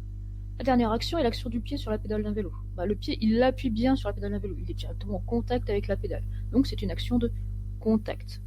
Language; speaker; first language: French; native; French